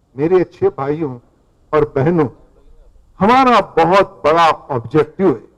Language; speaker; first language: Urdu; native; Urdu